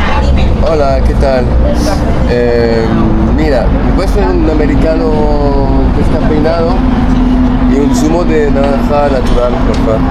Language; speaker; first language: Spanish; non-native, fluent; French